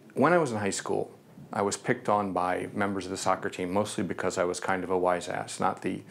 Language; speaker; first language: English; native; English